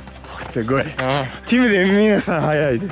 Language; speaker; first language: Japanese; non-native, learner; English